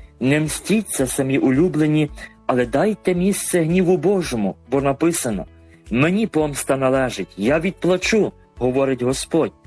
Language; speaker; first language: Ukrainian; native; Ukrainian